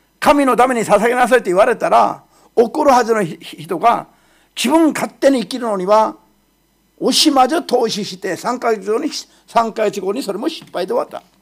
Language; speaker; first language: Japanese; non-native, fluent; Korean